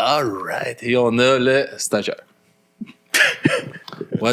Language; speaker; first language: French; native; French